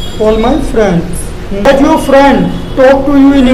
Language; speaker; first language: English; non-native, local second language; Hindi